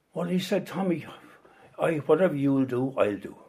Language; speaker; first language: English; native; English